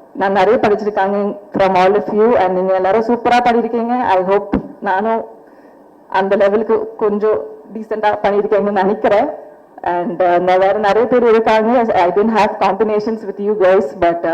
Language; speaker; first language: Tamil; non-native, fluent; Malayalam